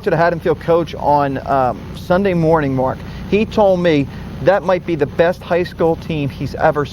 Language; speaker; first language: English; native; English